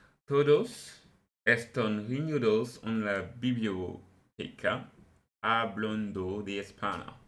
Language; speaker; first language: Spanish; non-native, learner; French